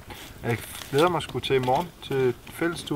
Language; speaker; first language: Danish; native; Danish